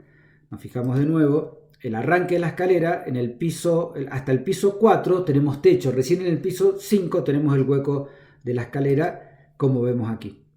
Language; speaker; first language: Spanish; native; Spanish